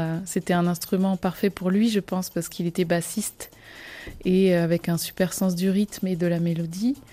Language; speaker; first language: French; native; French